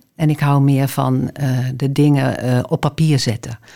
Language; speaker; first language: Dutch; native; Dutch